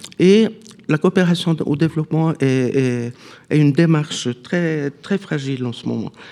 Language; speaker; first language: French; native; French